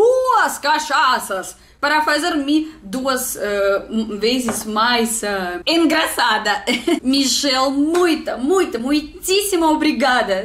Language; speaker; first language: Portuguese; non-native, learner; Russian